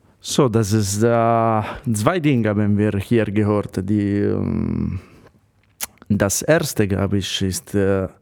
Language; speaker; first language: German; non-native, fluent; Italian